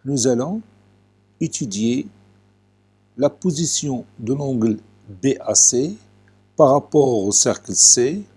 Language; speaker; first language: French; non-native, local second language; Arabic